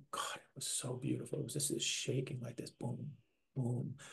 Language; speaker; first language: English; native; English